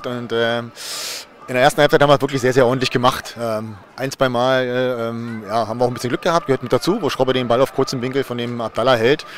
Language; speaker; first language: German; native; German